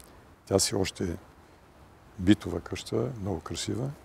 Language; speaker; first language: Bulgarian; early bilingual, heritage; Bulgarian